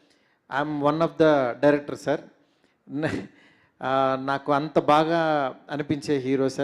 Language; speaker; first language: Telugu; native; Telugu